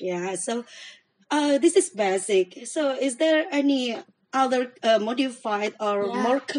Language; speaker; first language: English; non-native, fluent; Indonesian